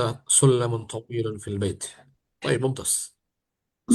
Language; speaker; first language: Arabic; non-native, fluent; Indonesian